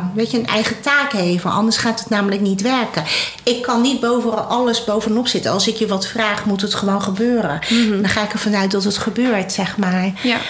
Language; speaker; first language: Dutch; early bilingual, other home language; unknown